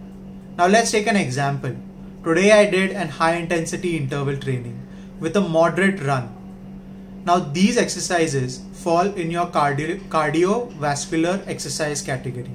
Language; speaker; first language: English; non-native, local second language; Hindi